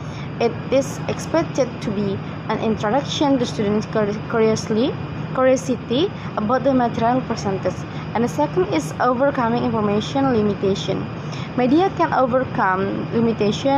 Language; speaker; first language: English; non-native, fluent; Indonesian